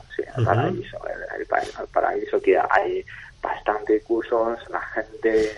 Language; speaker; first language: Spanish; non-native, fluent; Chinese